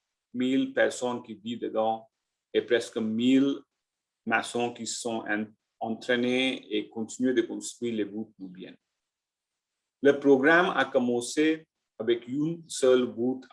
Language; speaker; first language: French; non-native, learner; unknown